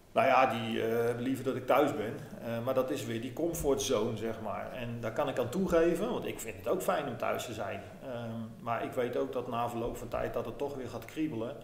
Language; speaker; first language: Dutch; native; Dutch